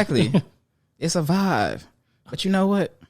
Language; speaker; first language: English; native; English